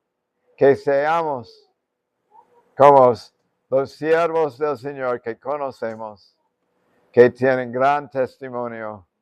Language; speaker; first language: Spanish; non-native, fluent; English